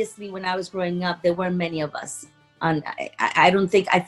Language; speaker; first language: English; native; English